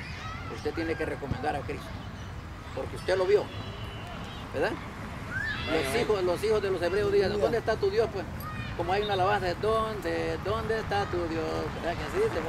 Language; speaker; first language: Spanish; native; Spanish